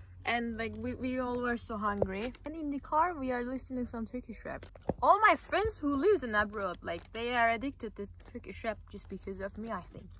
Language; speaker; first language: English; non-native, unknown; Turkish